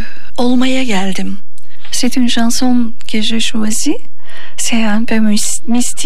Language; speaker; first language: French; non-native, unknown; Turkish